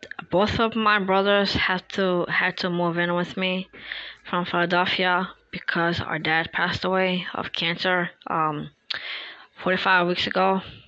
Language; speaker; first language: English; early bilingual, other home language; Spanish